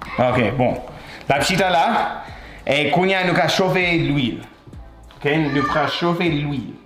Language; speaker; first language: Haitian Creole; non-native, learner; English